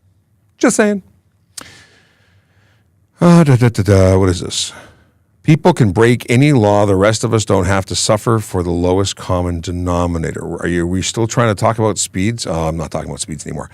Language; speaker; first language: English; native; English